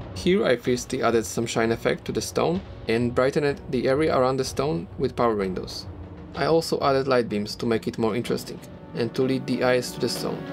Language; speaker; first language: English; non-native, fluent; Polish